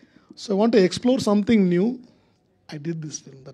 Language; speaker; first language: Telugu; non-native, learner; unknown